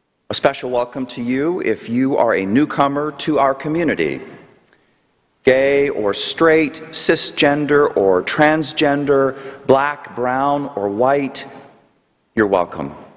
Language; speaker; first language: English; native; English